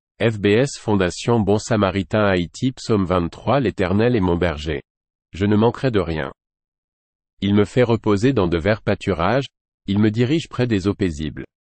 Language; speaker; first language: French; non-native, local second language; Haitian Creole